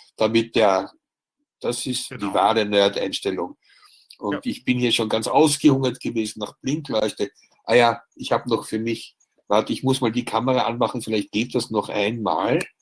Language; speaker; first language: German; native; German